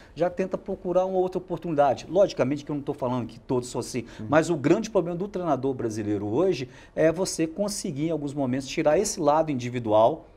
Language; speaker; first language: Portuguese; native; Portuguese